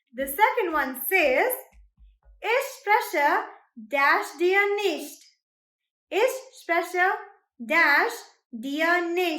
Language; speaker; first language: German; non-native, learner; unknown